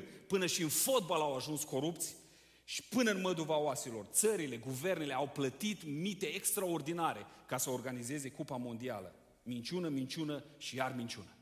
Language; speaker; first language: Romanian; native; Romanian